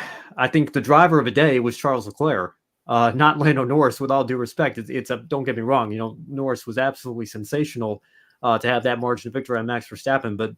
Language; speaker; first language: English; native; English